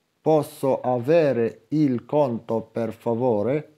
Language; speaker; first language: Italian; non-native, fluent; Arabic